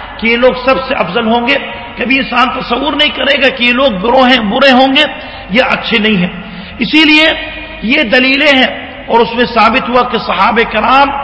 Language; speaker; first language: Urdu; native; Urdu